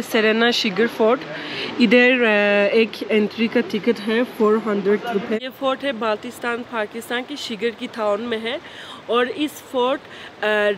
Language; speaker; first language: Hindi; non-native, fluent; Turkish